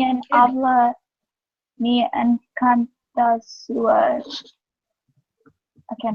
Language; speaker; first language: Spanish; non-native, learner; English